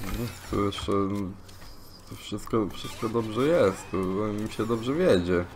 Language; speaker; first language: Polish; native; Polish